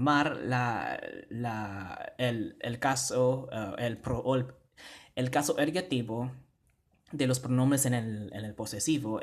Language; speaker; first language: Spanish; non-native, fluent; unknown